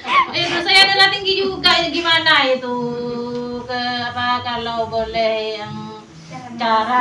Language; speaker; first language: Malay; non-native, local second language; Madurese